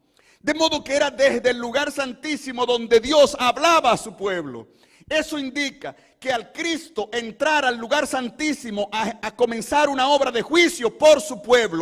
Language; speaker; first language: Spanish; native; Spanish